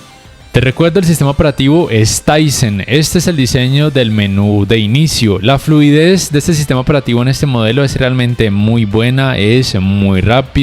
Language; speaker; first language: Spanish; native; Spanish